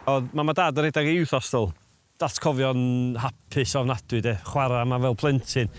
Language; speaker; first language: Welsh; native; Welsh